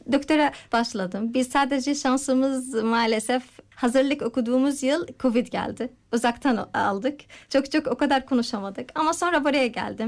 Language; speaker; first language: Turkish; non-native, fluent; Arabic